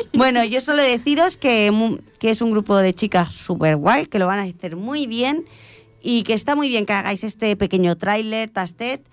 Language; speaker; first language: Spanish; non-native, local second language; Catalan